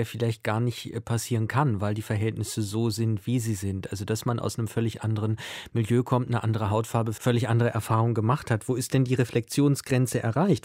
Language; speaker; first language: German; native; German